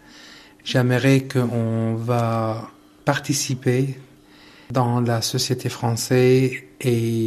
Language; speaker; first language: French; non-native, learner; Arabic